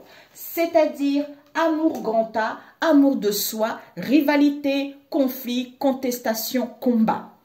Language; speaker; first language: French; native; French